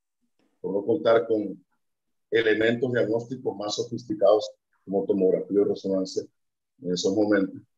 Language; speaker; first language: Spanish; native; Spanish